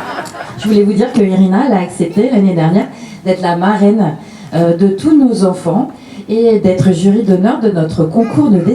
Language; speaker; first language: French; native; French